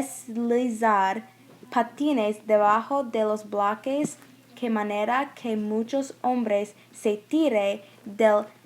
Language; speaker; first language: Spanish; non-native, learner; English